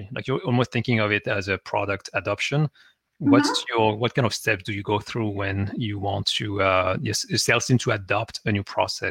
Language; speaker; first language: English; non-native, fluent; French